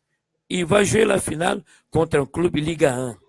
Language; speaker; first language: French; non-native, fluent; Portuguese